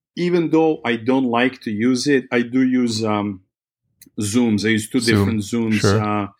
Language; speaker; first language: English; non-native, fluent; Serbian